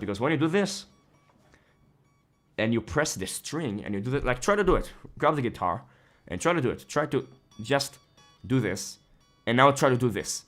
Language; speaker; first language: English; non-native, fluent; Hebrew